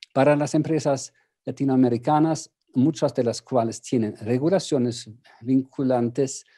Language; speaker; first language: Spanish; non-native, fluent; German